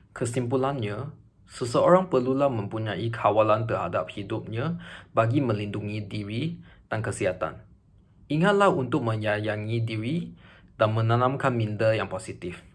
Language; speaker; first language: Malay; non-native, local second language; Chinese